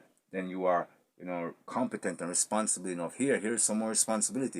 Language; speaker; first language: English; native; English